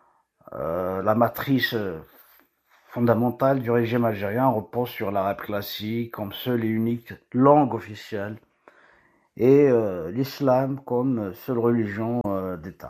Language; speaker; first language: French; non-native, local second language; Kabyle